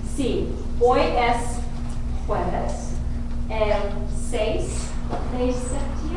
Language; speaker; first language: Spanish; non-native, learner; English